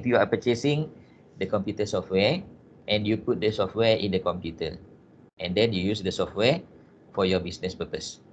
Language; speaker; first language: English; non-native, local second language; Malay